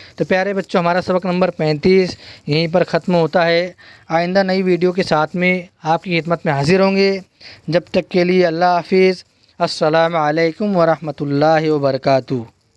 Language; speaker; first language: Urdu; native; Urdu